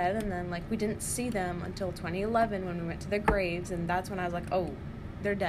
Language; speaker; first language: English; native; English